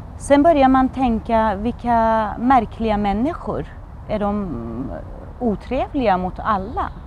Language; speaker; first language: Swedish; non-native, fluent; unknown